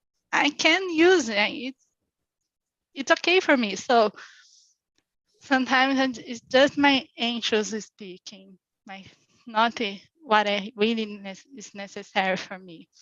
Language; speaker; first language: English; non-native, learner; Portuguese